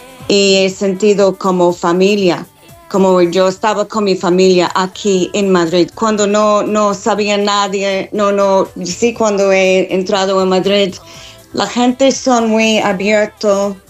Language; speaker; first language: Spanish; non-native, fluent; English